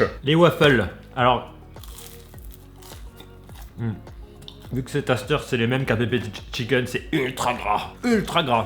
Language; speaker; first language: French; native; French